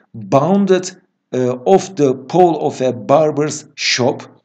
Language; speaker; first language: English; non-native, fluent; Turkish